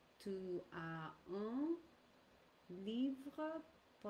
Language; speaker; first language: French; non-native, learner; English